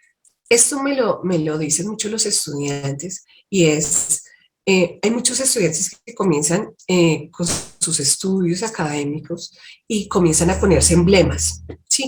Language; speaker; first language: Spanish; native; Spanish